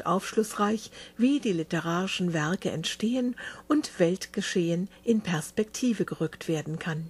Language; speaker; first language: German; native; German